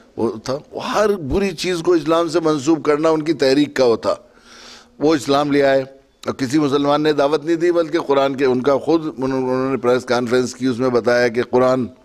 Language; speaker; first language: Urdu; native; Urdu